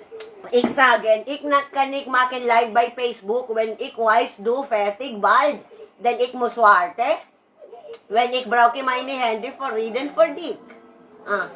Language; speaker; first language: German; non-native, learner; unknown